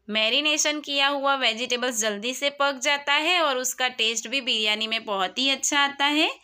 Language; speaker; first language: Hindi; non-native, local second language; Gujarati